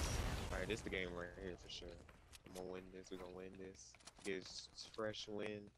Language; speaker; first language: English; native; English